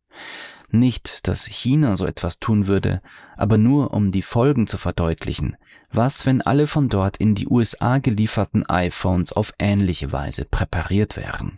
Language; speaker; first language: German; native; German